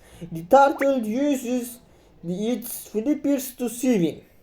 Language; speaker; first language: English; non-native, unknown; Turkish